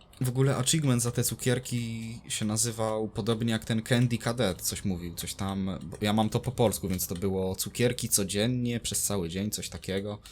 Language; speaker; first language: Polish; native; Polish